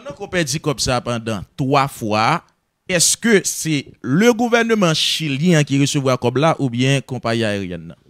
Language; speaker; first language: French; non-native, local second language; Haitian Creole